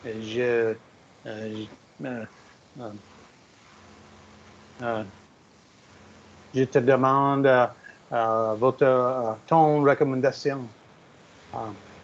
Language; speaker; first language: French; non-native, learner; English